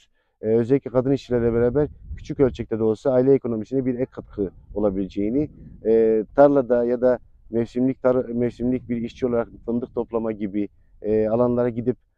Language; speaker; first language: Turkish; native; Turkish